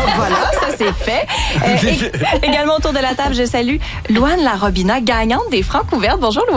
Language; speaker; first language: French; native; French